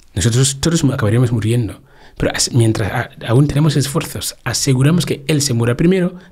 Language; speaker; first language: Spanish; non-native, fluent; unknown